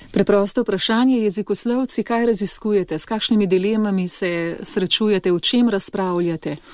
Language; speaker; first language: Slovenian; native; Slovenian